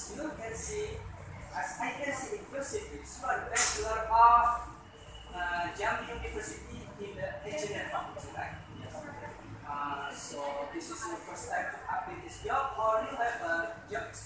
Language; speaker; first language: English; non-native, learner; Indonesian